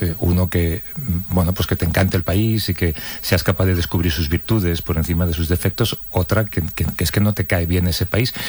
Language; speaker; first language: Spanish; native; Spanish